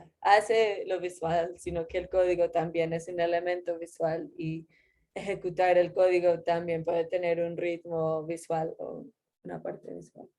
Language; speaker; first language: Spanish; non-native, fluent; English